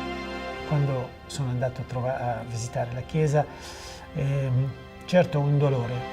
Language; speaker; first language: Italian; non-native, fluent; Assyrian Neo-Aramaic